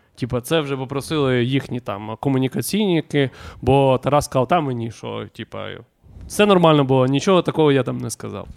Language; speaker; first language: Ukrainian; native; Ukrainian